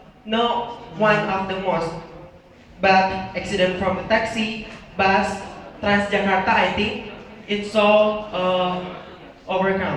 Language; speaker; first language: English; non-native, learner; Indonesian